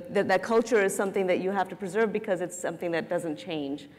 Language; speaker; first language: English; native; English